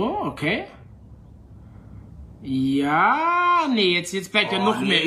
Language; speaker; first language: German; native; German